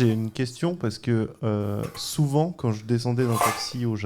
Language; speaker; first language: French; native; French